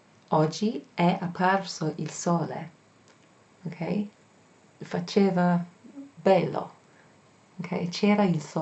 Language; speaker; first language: Italian; non-native, fluent; English